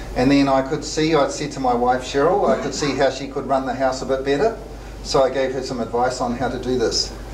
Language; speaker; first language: English; native; English